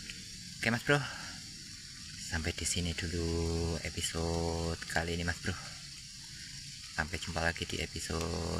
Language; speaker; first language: Indonesian; native; Indonesian